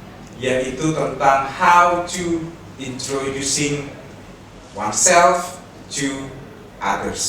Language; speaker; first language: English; non-native, fluent; Indonesian